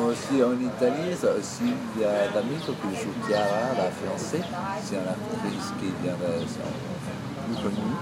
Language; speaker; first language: French; non-native, fluent; Italian